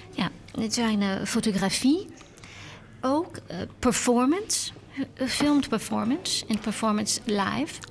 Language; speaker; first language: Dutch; non-native, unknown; English